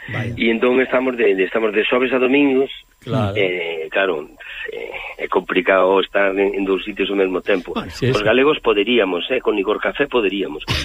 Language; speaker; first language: Galician; native; Galician